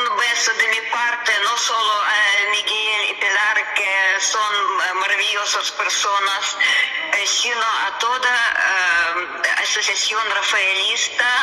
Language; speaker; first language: Spanish; non-native, learner; Russian